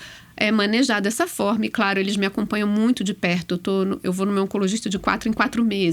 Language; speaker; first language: Portuguese; native; Portuguese